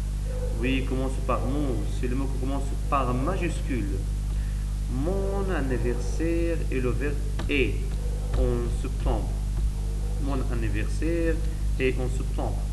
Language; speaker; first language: French; non-native, learner; Arabic